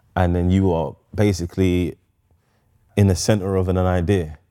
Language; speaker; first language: English; native; English